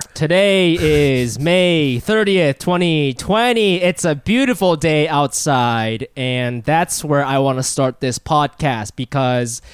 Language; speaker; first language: English; early bilingual, other home language; Japanese